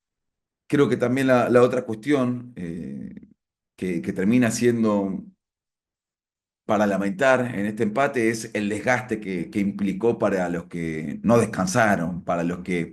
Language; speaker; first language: Spanish; native; Spanish